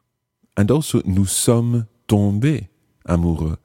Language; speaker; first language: French; non-native, fluent; English